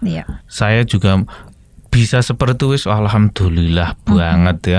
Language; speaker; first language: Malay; non-native, local second language; Javanese